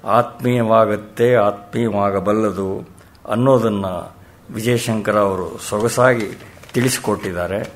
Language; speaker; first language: Kannada; native; Kannada